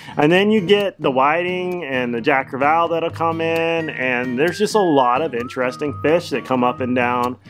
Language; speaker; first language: English; native; English